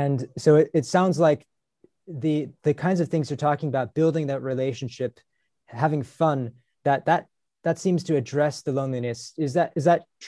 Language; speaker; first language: English; native; English